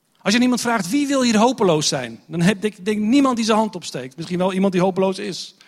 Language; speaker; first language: Dutch; non-native, fluent; English